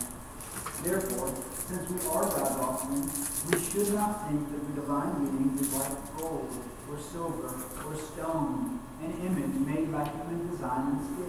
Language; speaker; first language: English; native; English